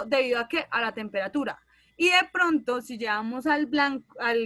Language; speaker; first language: Spanish; native; Spanish